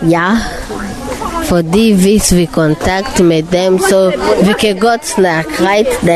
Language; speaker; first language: Danish; non-native, local second language; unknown